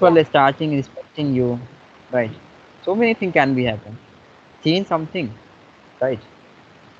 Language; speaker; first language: English; non-native, fluent; Hindi